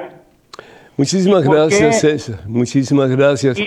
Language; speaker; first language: Spanish; native; Spanish